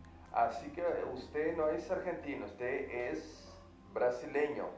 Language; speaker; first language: Spanish; non-native, fluent; Portuguese